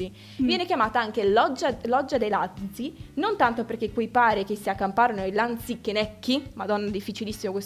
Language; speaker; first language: Italian; native; Italian